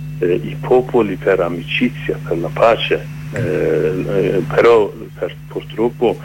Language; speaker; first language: Italian; non-native, learner; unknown